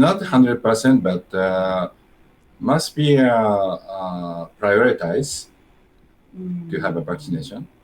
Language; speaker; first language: English; non-native, learner; Japanese